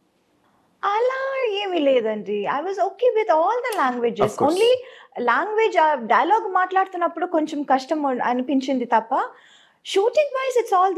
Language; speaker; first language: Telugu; non-native, local second language; Tamil